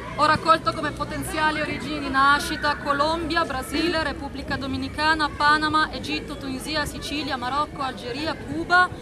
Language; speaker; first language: Italian; early bilingual, other home language; Arabic